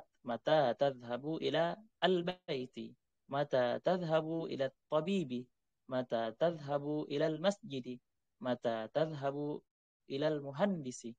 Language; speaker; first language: Arabic; non-native, fluent; Indonesian